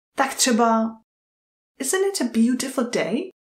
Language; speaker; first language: English; non-native, fluent; Czech